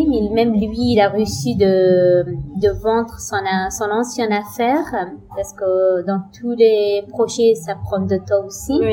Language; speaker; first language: French; non-native, learner; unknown